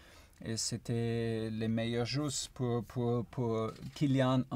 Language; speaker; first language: French; non-native, fluent; German